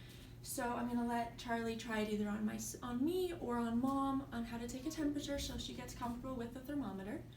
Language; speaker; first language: English; native; English